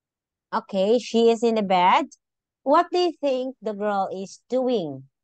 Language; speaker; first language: English; non-native, local second language; Filipino